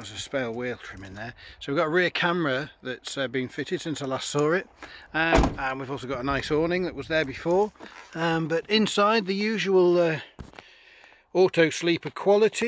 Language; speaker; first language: English; native; English